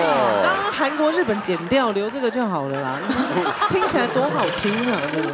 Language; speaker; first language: Chinese; native; Chinese